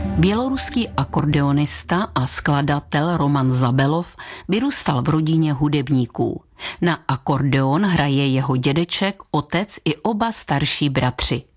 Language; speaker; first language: Czech; native; Czech